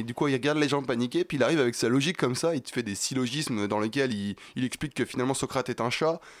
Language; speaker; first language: French; native; French